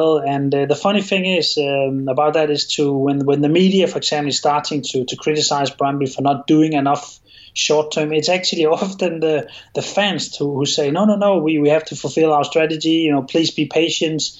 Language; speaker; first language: English; non-native, fluent; Danish